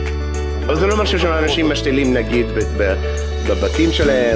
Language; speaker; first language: Hebrew; non-native, fluent; English